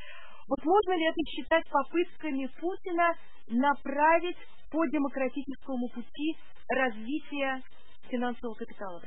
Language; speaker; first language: Russian; native; Russian